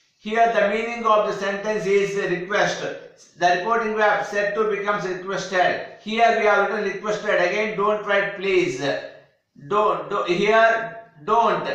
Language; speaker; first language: English; non-native, local second language; Telugu